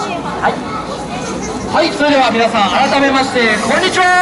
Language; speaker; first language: Japanese; native; Japanese